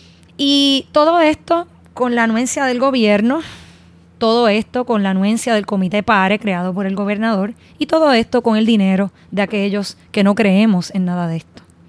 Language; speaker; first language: Spanish; native; Spanish